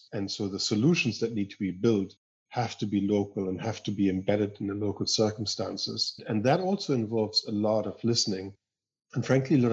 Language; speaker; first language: English; non-native, fluent; German